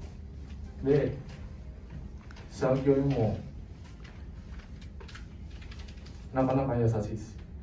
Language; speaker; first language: Japanese; non-native, fluent; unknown